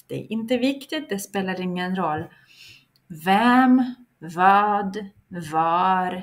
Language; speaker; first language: Swedish; non-native, fluent; Russian